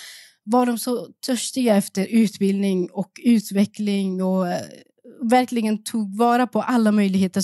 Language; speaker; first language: Swedish; early bilingual, other home language; Persian